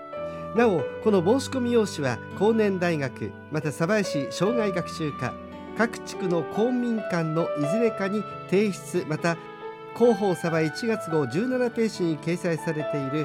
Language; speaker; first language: Japanese; native; Japanese